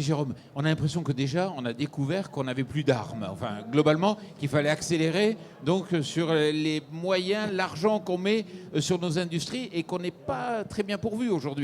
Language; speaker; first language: French; native; French